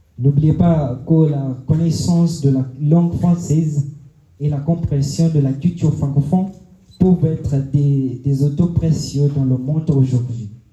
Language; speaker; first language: French; non-native, fluent; Swahili